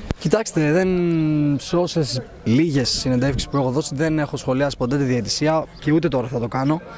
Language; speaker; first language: Greek; native; Greek